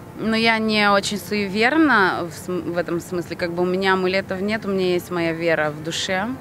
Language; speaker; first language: Russian; non-native, local second language; Romanian